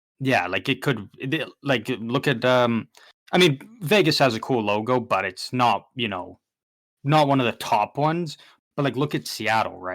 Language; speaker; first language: English; native; English